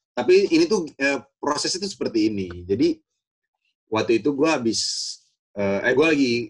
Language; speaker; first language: Indonesian; native; Indonesian